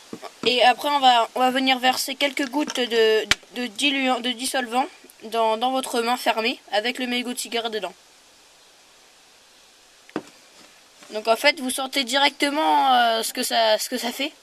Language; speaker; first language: French; native; French